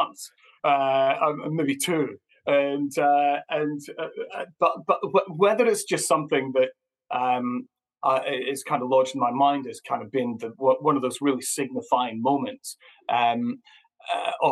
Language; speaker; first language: English; native; English